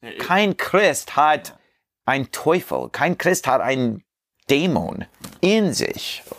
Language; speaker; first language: German; non-native, learner; English